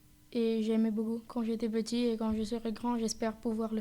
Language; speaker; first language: French; non-native, fluent; Spanish